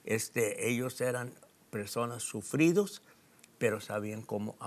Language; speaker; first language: Spanish; non-native, fluent; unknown